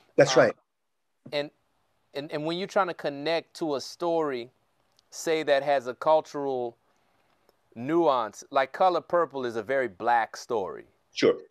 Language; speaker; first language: English; native; English